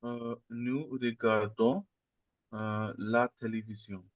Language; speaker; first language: French; non-native, learner; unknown